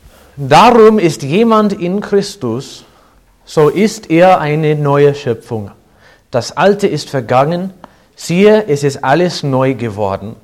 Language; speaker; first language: German; non-native, fluent; English